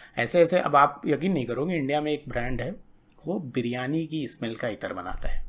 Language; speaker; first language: Hindi; native; Hindi